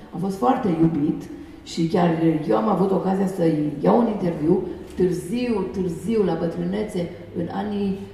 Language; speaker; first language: Romanian; non-native, fluent; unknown